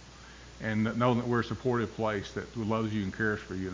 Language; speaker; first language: English; native; English